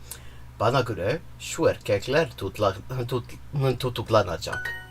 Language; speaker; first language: Turkish; non-native, learner; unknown